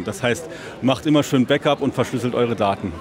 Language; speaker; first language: German; native; German